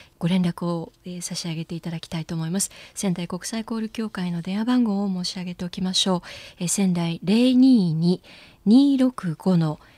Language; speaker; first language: Japanese; native; Japanese